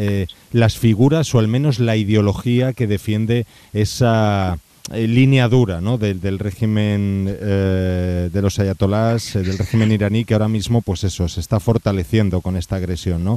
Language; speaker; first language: Spanish; native; Spanish